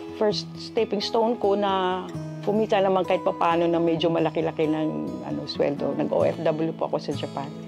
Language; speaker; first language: Filipino; non-native, local second language; Cebuano